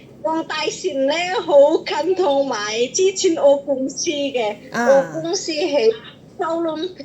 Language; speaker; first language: Cantonese; non-native, fluent; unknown